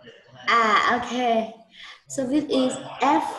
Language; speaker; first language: English; non-native, learner; Vietnamese